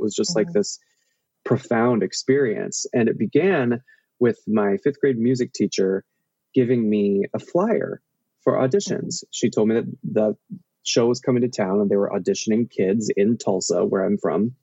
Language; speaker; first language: English; native; English